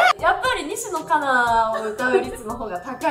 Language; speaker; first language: Japanese; native; Japanese